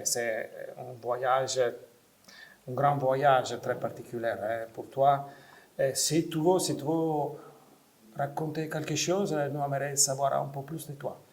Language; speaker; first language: French; non-native, fluent; Italian